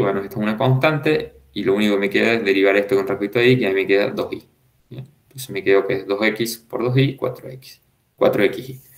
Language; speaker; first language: Spanish; native; Spanish